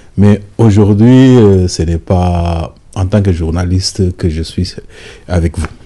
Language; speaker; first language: French; non-native, local second language; Lingala